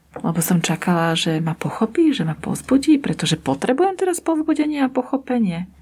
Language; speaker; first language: Slovak; native; Slovak